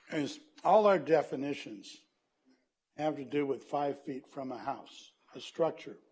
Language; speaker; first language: English; native; English